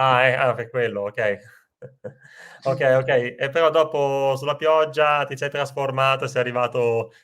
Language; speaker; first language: Italian; native; Italian